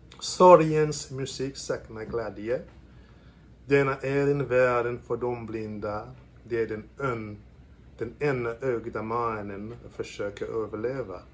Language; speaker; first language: Swedish; non-native, fluent; French